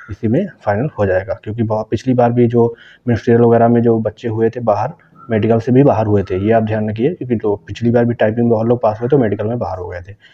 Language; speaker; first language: Hindi; native; Hindi